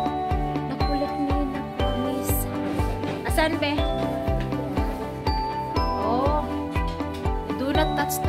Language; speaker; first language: Filipino; native; Filipino